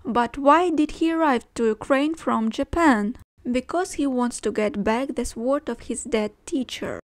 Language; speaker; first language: English; non-native, fluent; Ukrainian